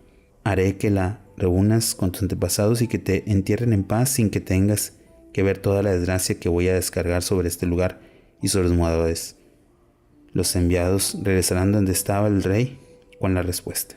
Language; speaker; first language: Spanish; native; Spanish